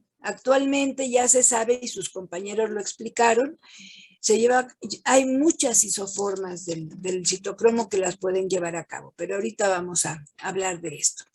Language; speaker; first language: Spanish; native; Spanish